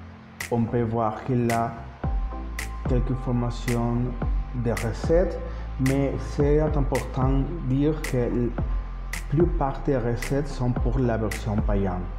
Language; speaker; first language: French; non-native, learner; Spanish